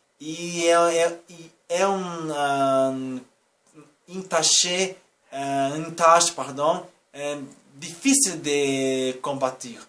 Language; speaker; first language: French; non-native, learner; Portuguese